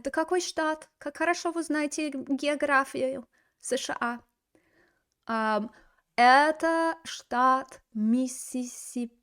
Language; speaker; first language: Russian; non-native, fluent; English